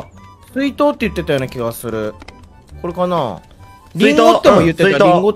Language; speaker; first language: Japanese; native; Japanese